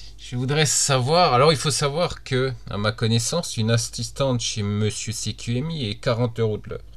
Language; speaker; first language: French; native; French